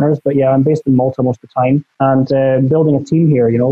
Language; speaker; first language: English; native; English